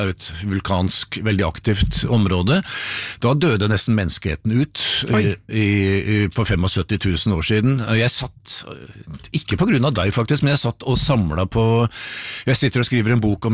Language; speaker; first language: Norwegian; native; Norwegian